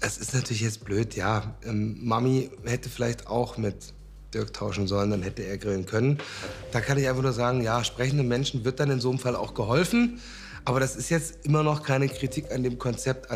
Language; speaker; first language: German; native; German